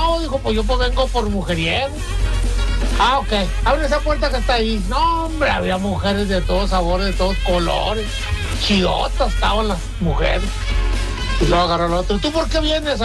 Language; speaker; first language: Spanish; native; Spanish